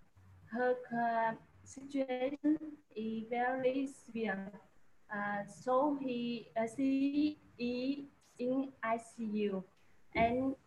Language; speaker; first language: English; non-native, learner; Vietnamese